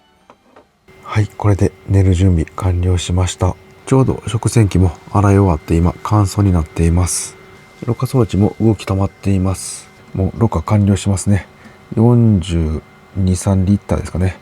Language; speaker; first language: Japanese; native; Japanese